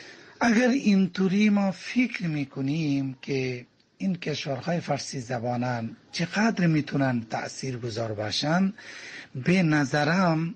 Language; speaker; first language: Persian; non-native, fluent; Bangla